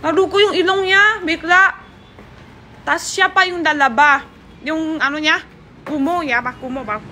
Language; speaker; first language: Filipino; non-native, learner; Chinese